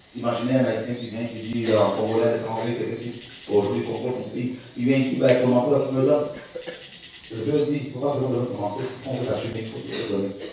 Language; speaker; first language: French; non-native, local second language; Lingala